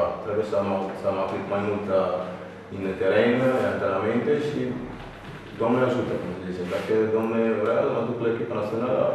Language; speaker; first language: Romanian; non-native, fluent; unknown